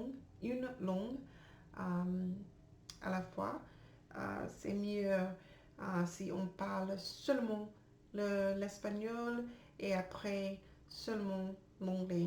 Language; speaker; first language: French; non-native, learner; English